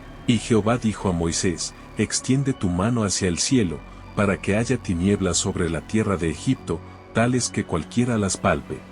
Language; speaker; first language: Spanish; native; Spanish